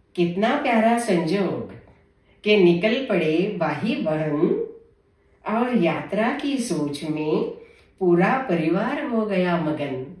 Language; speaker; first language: Hindi; non-native, local second language; Marathi